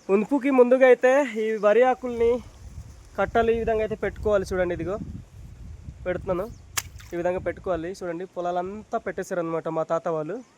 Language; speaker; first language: Telugu; non-native, local second language; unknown